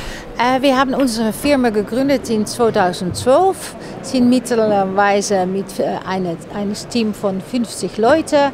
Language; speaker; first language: German; non-native, fluent; Dutch